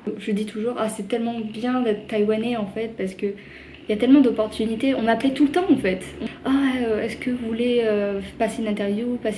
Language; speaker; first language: French; native; French